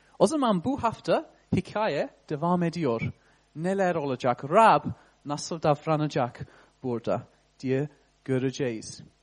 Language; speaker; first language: Turkish; non-native, fluent; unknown